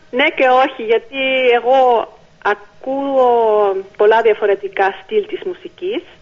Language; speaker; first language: Greek; early bilingual, heritage; Greek